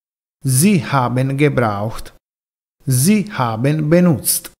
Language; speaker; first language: German; non-native, fluent; Italian